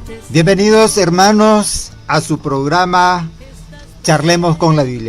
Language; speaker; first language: Spanish; native; Spanish